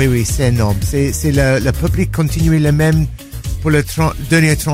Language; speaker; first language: French; non-native, learner; English